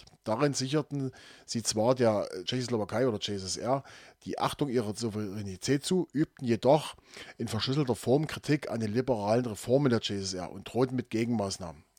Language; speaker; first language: German; native; German